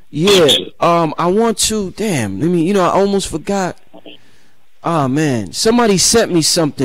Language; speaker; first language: English; native; English